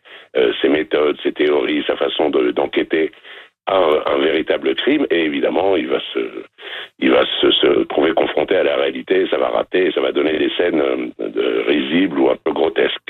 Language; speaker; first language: French; native; French